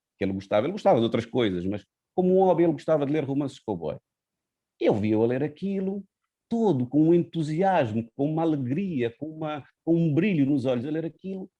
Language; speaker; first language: Portuguese; non-native, local second language; Kabuverdianu